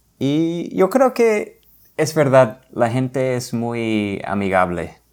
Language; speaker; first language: Spanish; non-native, fluent; English